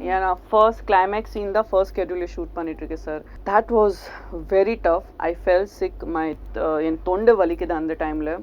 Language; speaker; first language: Tamil; non-native, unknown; Gujarati